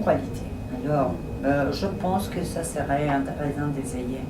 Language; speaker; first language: French; non-native, fluent; Spanish